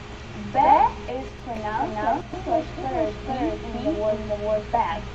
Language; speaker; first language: English; non-native, learner; Ukrainian